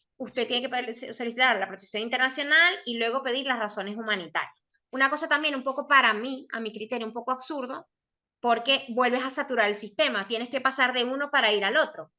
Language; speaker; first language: Spanish; native; Spanish